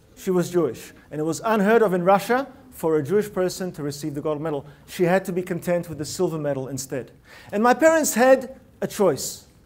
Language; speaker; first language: English; early bilingual, other home language; Russian